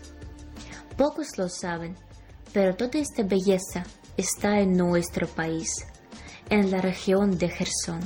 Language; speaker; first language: Spanish; non-native, fluent; Ukrainian